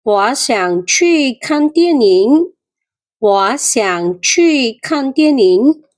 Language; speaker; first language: Chinese; non-native, fluent; Khmer